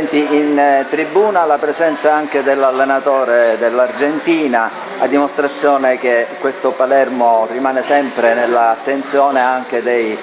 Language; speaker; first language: Italian; native; Italian